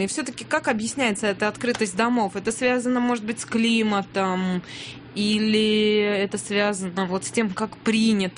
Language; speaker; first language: Russian; native; Russian